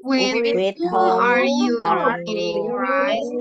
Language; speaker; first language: English; non-native, learner; Indonesian